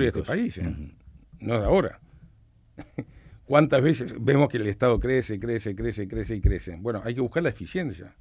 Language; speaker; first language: Spanish; native; Spanish